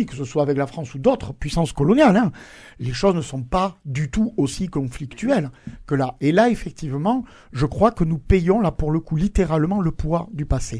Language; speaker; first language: French; native; French